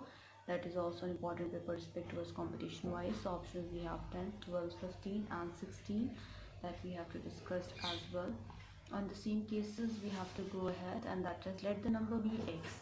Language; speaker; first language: English; non-native, local second language; Hindi